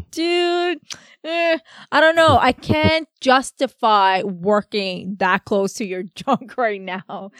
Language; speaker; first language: English; native; English